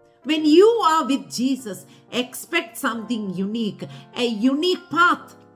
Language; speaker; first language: English; non-native, local second language; Malayalam